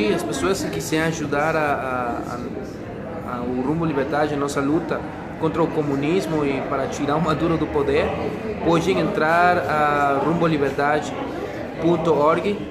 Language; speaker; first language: Portuguese; non-native, fluent; Spanish